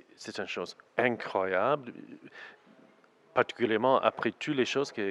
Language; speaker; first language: French; non-native, learner; English